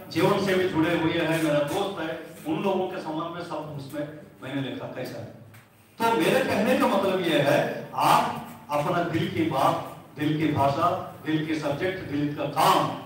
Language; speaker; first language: Hindi; non-native, local second language; Telugu